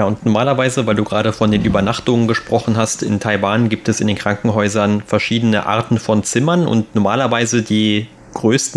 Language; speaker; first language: German; native; German